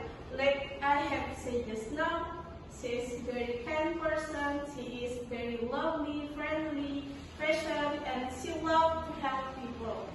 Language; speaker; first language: English; non-native, learner; Indonesian